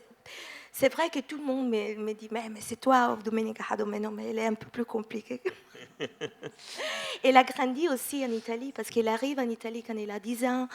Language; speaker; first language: French; non-native, fluent; Italian